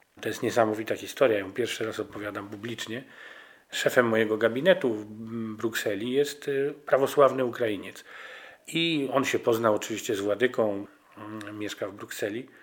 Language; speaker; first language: Polish; native; Polish